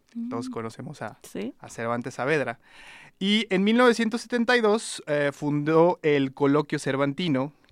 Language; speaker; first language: Spanish; native; Spanish